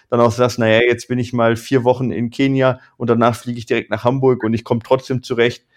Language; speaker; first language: German; native; German